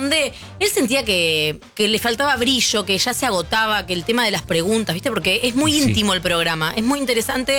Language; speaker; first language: Spanish; native; Spanish